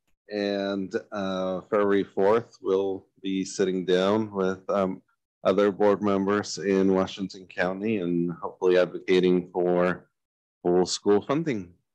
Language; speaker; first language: English; native; English